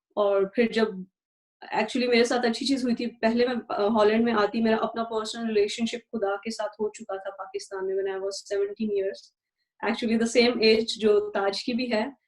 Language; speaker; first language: Urdu; native; Urdu